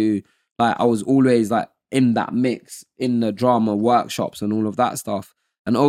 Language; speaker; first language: English; non-native, local second language; Yoruba